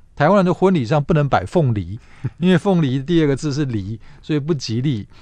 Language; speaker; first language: Chinese; native; Chinese